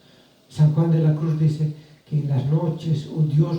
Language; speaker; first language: Spanish; native; Spanish